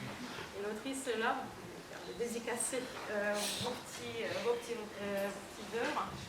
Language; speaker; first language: French; non-native, fluent; Russian